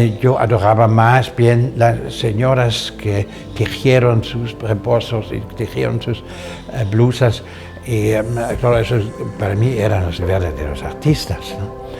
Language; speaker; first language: Spanish; non-native, fluent; German